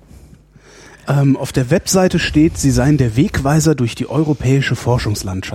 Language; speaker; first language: German; native; German